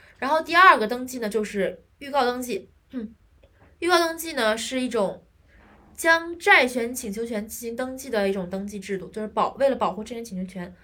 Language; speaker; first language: Chinese; native; Chinese